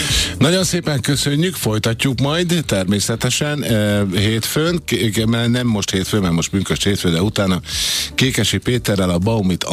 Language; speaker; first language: Hungarian; native; Hungarian